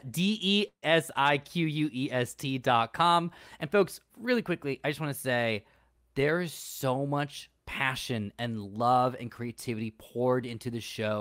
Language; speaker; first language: English; native; English